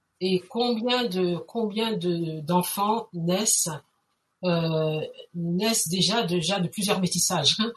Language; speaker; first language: French; native; French